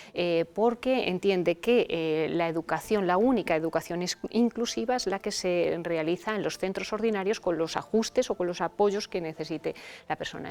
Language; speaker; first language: Spanish; native; Spanish